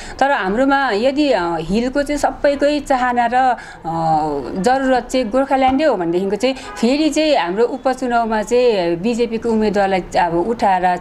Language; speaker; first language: Nepali; native; Nepali